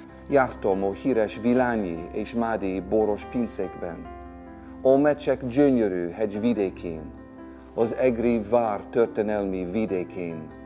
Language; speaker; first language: Hungarian; non-native, learner; English